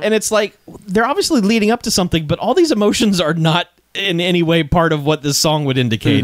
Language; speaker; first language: English; native; English